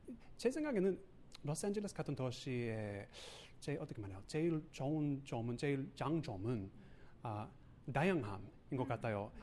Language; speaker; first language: Korean; non-native, learner; English